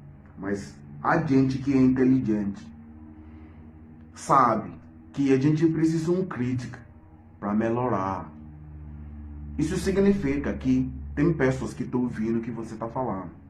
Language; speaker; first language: Portuguese; non-native, fluent; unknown